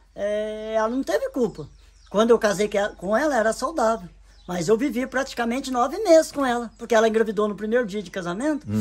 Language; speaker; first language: Portuguese; native; Portuguese